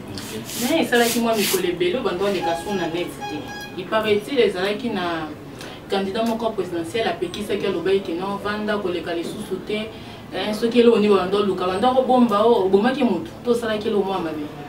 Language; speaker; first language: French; non-native, local second language; Lingala